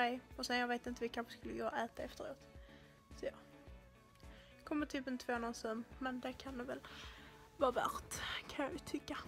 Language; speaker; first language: Swedish; native; Swedish